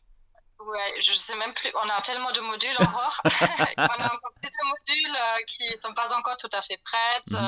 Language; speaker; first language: French; non-native, fluent; German